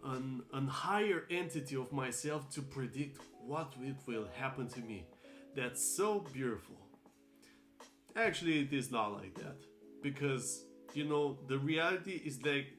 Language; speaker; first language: English; non-native, fluent; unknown